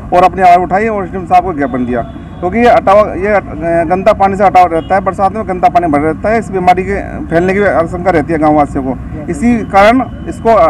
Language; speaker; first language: Hindi; native; Hindi